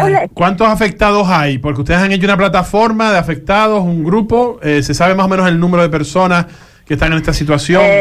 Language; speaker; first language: Spanish; native; Spanish